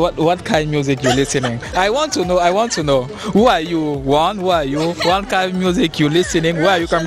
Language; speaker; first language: English; non-native, learner; French